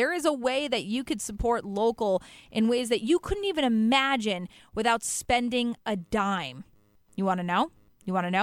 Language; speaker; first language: English; native; English